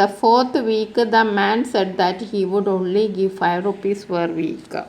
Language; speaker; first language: English; non-native, local second language; Malayalam